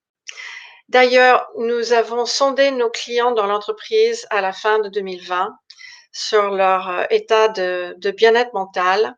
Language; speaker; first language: French; non-native, fluent; English